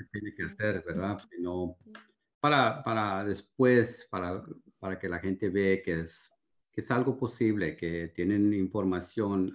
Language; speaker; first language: Spanish; early bilingual, heritage; Spanish